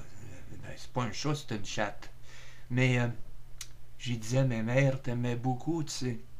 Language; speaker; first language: French; native; French